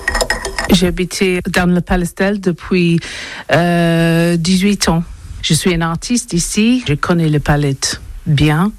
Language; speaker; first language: French; non-native, learner; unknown